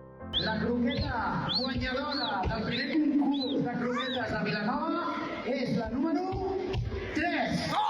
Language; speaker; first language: Catalan; native; Catalan